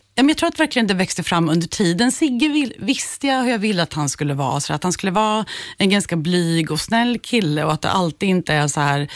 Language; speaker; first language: Swedish; native; Swedish